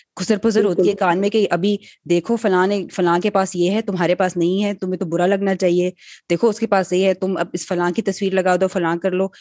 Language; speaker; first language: Urdu; native; Urdu